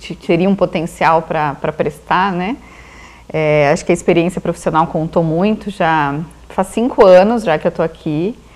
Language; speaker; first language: Portuguese; native; Portuguese